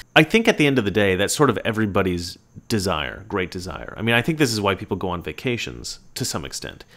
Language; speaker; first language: English; native; English